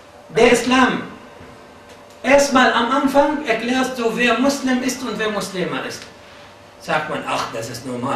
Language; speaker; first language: German; non-native, fluent; Arabic